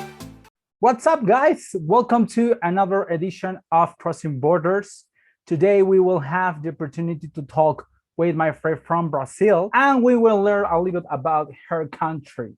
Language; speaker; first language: English; non-native, learner; Spanish